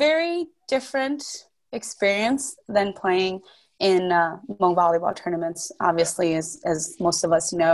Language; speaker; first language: English; native; English